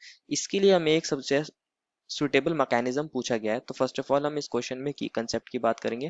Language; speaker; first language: Hindi; native; Hindi